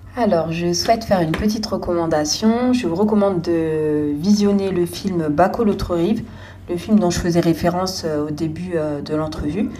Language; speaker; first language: French; native; French